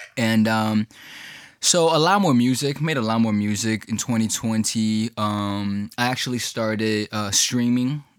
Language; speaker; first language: English; early bilingual, other home language; Chinese